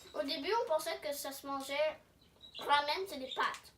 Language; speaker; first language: French; native; French